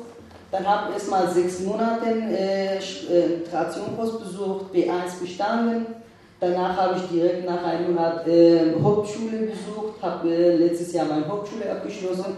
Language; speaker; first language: German; non-native, fluent; Kurdish